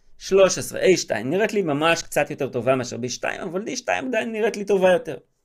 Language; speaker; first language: Hebrew; native; Hebrew